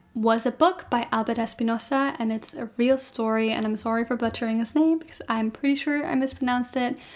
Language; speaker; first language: English; non-native, fluent; German